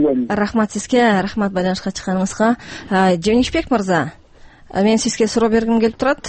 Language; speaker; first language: Kyrgyz; native; Kyrgyz